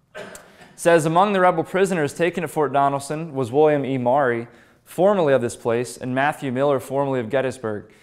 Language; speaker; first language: English; native; English